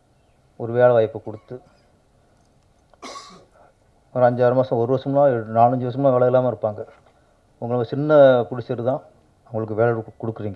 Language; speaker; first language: Tamil; native; Tamil